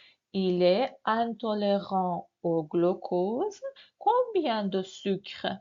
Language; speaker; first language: French; non-native, fluent; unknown